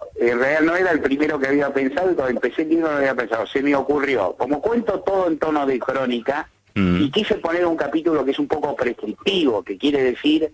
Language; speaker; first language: Spanish; native; Spanish